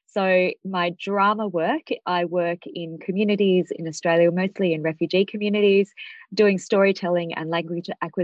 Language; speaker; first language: English; native; English